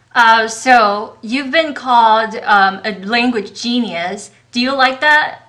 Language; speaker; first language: English; non-native, fluent; Chinese